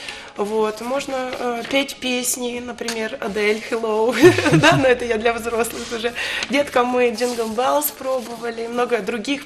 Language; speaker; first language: Russian; native; Russian